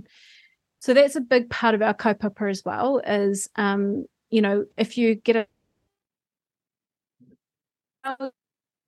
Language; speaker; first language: English; native; English